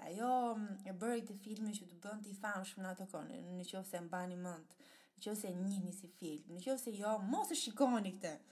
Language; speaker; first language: Albanian; early bilingual, heritage; Albanian